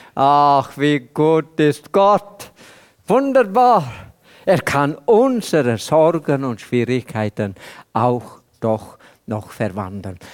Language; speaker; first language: German; non-native, fluent; Welsh